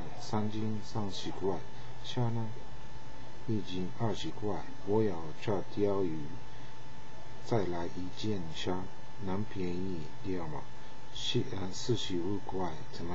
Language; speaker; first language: Chinese; non-native, learner; Japanese